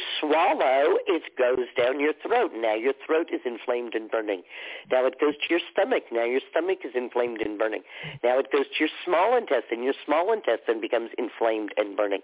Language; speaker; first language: English; native; English